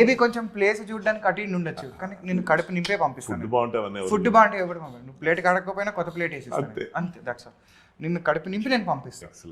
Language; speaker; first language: Telugu; native; Telugu